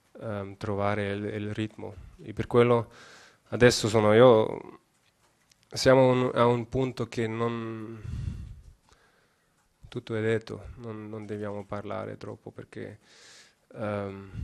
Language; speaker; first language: Italian; non-native, learner; German